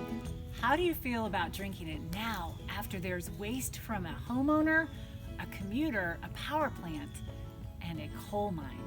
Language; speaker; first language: English; native; English